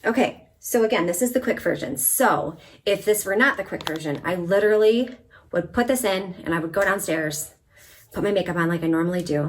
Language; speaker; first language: English; native; English